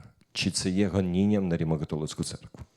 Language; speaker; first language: Ukrainian; non-native, local second language; Russian